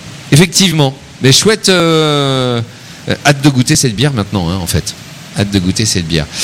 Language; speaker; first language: French; native; French